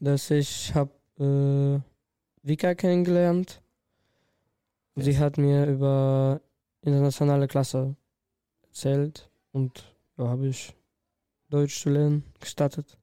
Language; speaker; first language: German; non-native, learner; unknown